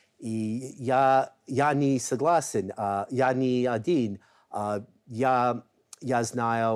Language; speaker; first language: Russian; non-native, learner; English